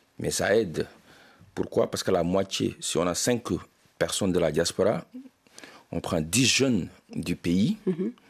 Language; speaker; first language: French; non-native, local second language; Wolof